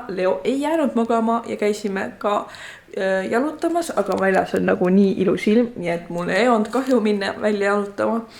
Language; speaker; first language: Estonian; native; Estonian